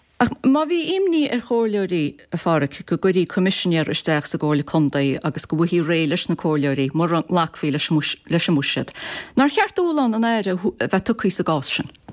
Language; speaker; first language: Irish; native; Irish